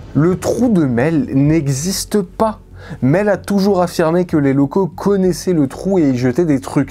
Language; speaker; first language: French; native; French